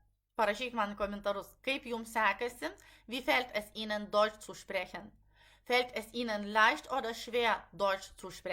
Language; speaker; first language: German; non-native, fluent; Lithuanian